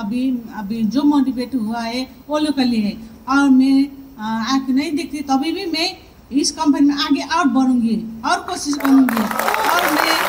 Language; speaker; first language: Hindi; non-native, local second language; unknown